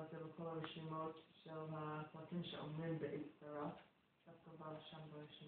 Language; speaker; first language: Hebrew; non-native, learner; English